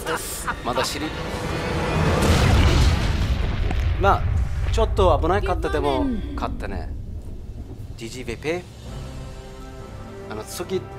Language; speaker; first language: Japanese; non-native, learner; German